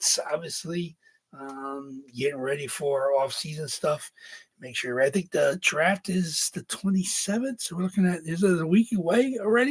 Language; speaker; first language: English; native; English